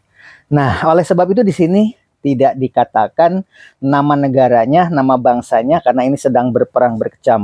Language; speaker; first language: Indonesian; native; Indonesian